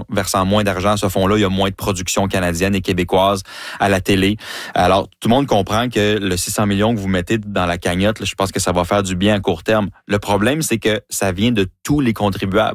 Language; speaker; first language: French; native; French